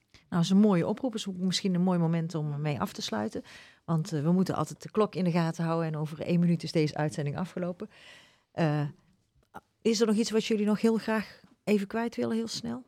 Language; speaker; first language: Dutch; native; Dutch